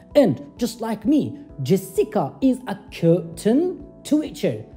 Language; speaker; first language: English; non-native, fluent; Turkish